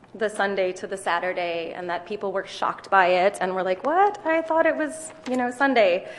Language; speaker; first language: English; native; English